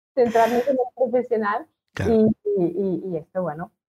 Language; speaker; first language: Spanish; non-native, fluent; French